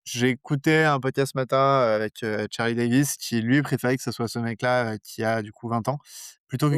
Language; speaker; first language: French; native; French